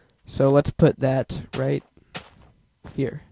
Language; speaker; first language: English; native; English